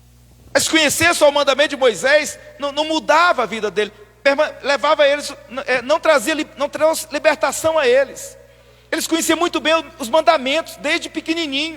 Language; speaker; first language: Portuguese; native; Portuguese